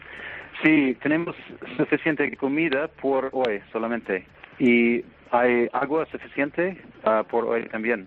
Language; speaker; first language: Spanish; non-native, fluent; English